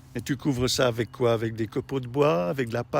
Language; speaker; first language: French; native; French